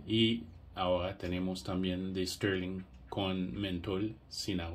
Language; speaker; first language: Spanish; non-native, fluent; English